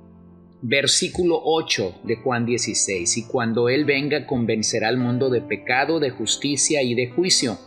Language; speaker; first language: Spanish; native; Spanish